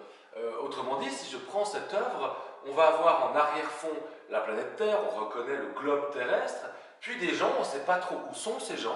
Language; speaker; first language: French; native; French